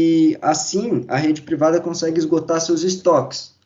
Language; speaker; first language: Portuguese; native; Portuguese